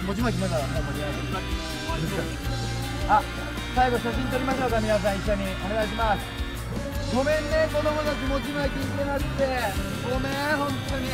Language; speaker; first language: Japanese; native; Japanese